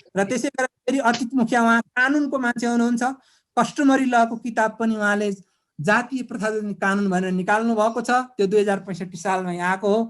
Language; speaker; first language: Nepali; non-native, local second language; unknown